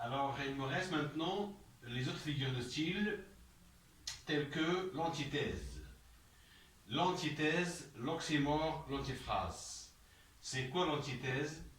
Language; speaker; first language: French; non-native, local second language; Arabic